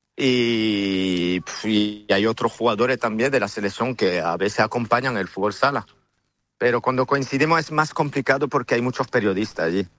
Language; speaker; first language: Spanish; early bilingual, heritage; French